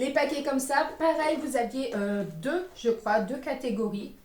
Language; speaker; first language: French; native; French